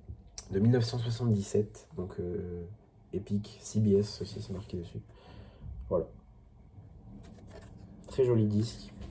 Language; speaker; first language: French; native; French